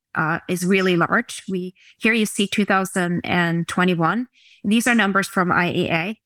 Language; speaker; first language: English; non-native, fluent; Norwegian